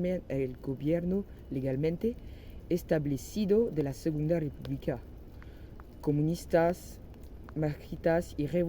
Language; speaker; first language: Spanish; non-native, learner; French